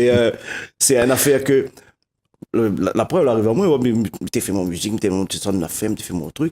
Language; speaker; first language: French; non-native, local second language; Réunion Creole French